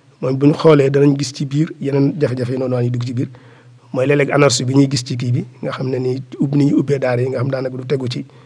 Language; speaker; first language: Wolof; native; Wolof